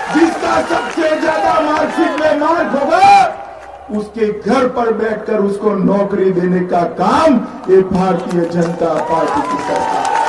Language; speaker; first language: Hindi; non-native, local second language; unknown